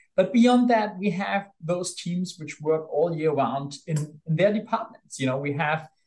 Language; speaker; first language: English; non-native, fluent; German